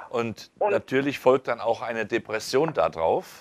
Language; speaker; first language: German; native; German